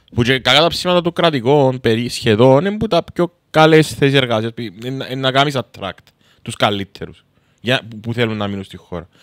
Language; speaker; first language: Greek; native; Greek